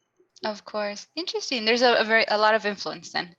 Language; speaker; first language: English; non-native, fluent; Spanish